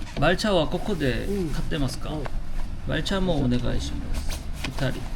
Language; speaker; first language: Japanese; non-native, learner; Korean